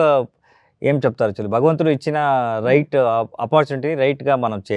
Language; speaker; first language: Telugu; non-native, learner; Kannada